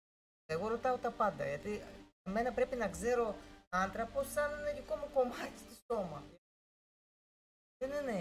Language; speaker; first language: Greek; non-native, learner; Russian